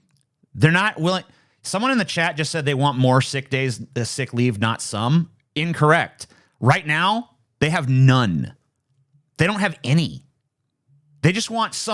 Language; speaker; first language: English; native; English